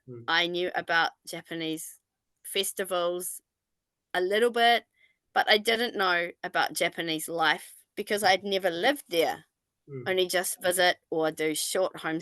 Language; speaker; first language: English; non-native, fluent; Japanese